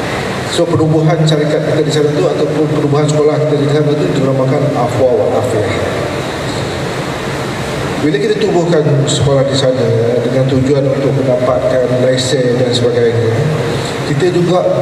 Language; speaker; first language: Malay; native; Malay